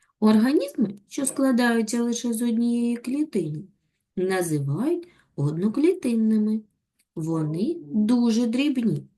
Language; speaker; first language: Ukrainian; native; Ukrainian